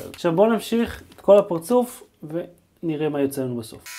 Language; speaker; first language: Hebrew; native; Hebrew